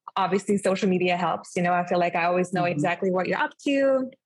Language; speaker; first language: English; non-native, fluent; German